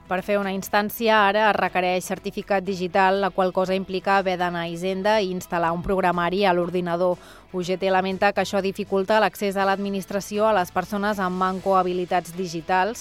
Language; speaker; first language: Catalan; native; Catalan